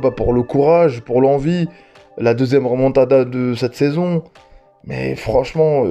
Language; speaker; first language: French; native; French